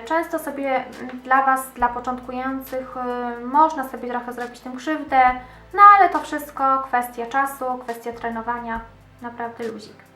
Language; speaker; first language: Polish; native; Polish